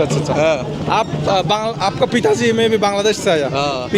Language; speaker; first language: Hindi; non-native, learner; Bangla